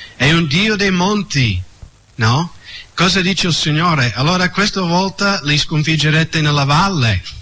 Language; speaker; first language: Italian; non-native, fluent; English